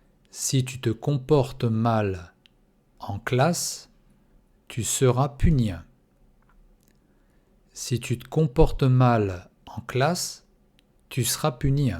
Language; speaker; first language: French; non-native, fluent; Russian